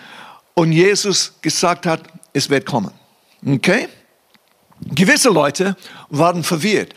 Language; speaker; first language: German; non-native, fluent; English